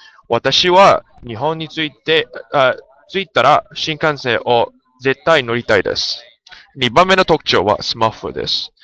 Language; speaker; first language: Japanese; non-native, learner; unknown